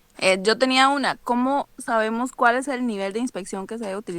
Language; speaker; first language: Spanish; native; Spanish